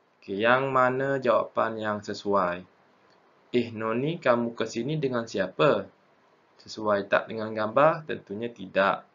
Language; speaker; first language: Malay; native; Malay